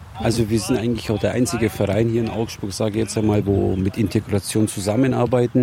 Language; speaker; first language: German; early bilingual, other home language; Turkish